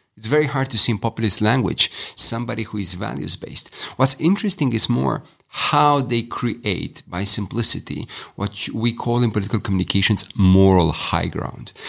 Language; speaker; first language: English; non-native, fluent; Romanian